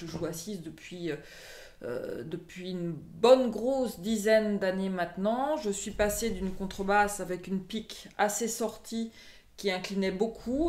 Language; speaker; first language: French; native; French